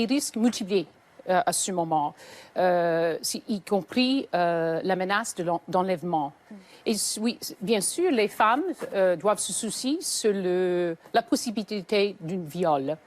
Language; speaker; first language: French; native; French